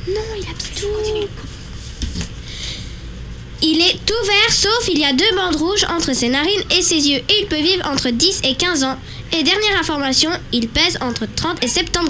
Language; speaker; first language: French; native; French